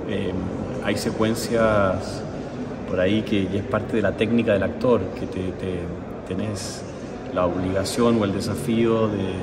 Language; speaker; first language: Spanish; native; Spanish